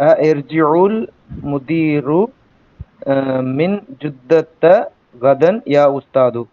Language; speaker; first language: Arabic; non-native, learner; Tamil